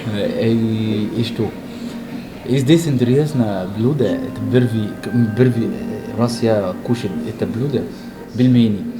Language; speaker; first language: Russian; non-native, learner; Arabic